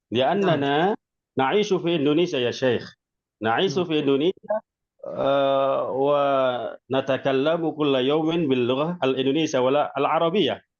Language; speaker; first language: Arabic; non-native, fluent; Indonesian